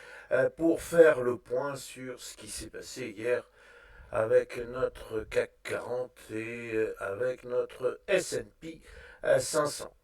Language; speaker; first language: French; native; French